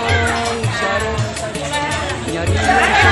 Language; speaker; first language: Malay; native; Malay